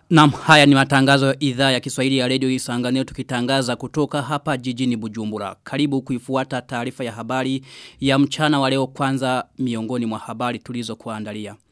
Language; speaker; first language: Swahili; non-native, local second language; Rundi